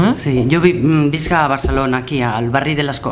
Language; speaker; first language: Catalan; non-native, learner; Spanish